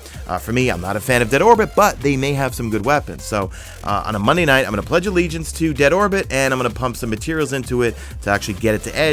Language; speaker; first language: English; native; English